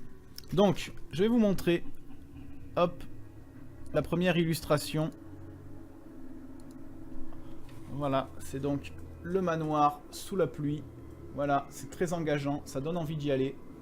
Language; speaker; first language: French; native; French